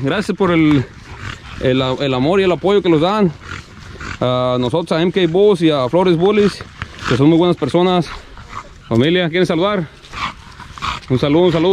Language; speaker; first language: Spanish; early bilingual, heritage; Spanish